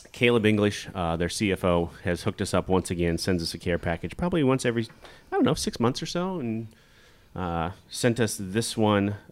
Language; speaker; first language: English; native; English